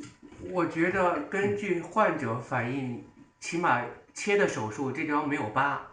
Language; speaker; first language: Chinese; native; Chinese